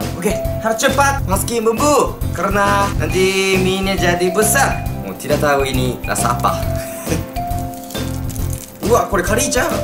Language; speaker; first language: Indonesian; non-native, learner; Japanese